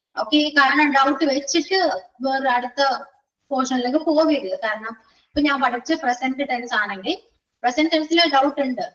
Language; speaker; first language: Malayalam; native; Malayalam